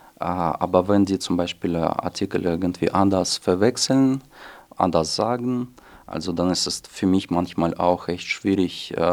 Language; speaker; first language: German; non-native, fluent; Russian